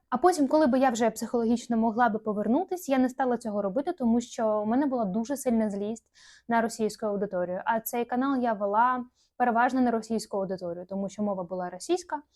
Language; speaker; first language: Ukrainian; non-native, local second language; Russian